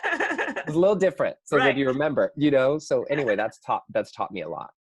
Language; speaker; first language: English; native; English